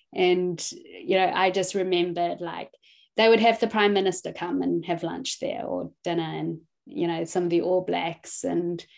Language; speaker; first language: English; native; English